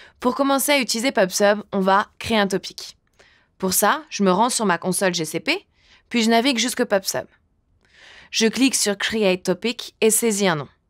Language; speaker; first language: French; native; French